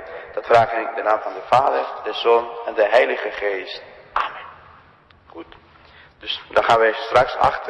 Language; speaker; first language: Dutch; non-native, fluent; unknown